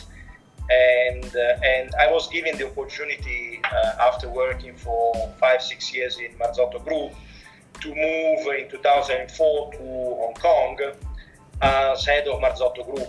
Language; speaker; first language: English; non-native, fluent; Italian